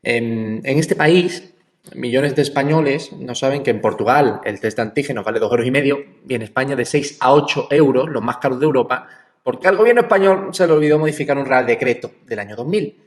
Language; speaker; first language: Spanish; native; Spanish